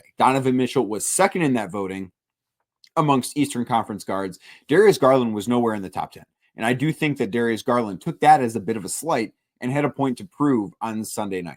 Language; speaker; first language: English; native; English